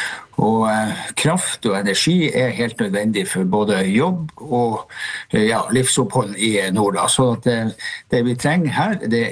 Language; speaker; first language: Norwegian; native; Norwegian